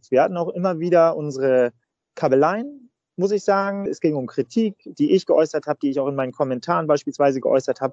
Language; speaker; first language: German; native; German